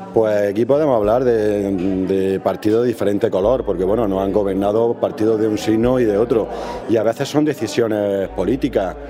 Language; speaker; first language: Spanish; native; Spanish